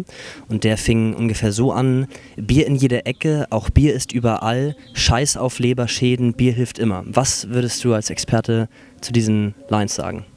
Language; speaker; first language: German; native; German